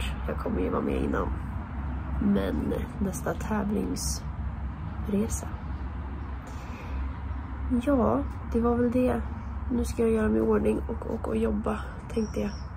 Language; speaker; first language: Swedish; native; Swedish